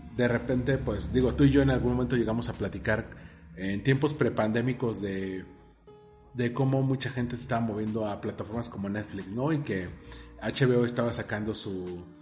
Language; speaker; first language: Spanish; native; Spanish